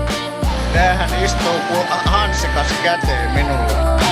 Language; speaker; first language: Finnish; native; Finnish